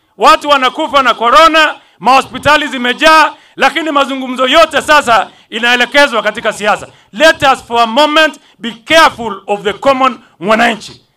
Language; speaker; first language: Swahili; non-native, local second language; Kalenjin